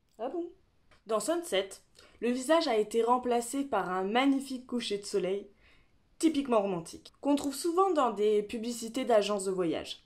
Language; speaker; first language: French; native; French